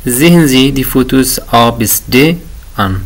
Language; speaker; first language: German; non-native, fluent; Persian